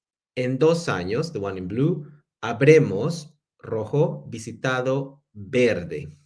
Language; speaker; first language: Spanish; non-native, fluent; English